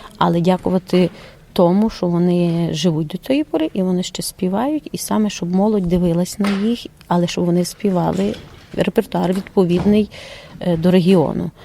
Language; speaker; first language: Ukrainian; native; Ukrainian